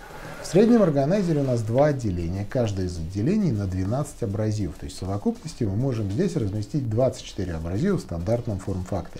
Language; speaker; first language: Russian; native; Russian